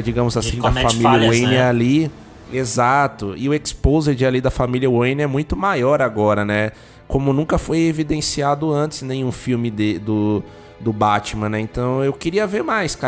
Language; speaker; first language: Portuguese; native; Portuguese